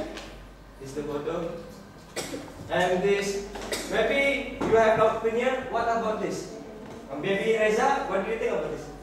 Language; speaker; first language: English; non-native, learner; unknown